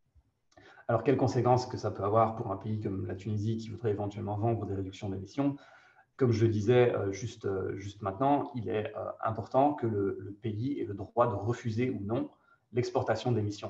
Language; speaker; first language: French; native; French